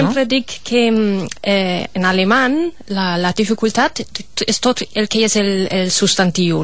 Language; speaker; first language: Catalan; non-native, fluent; German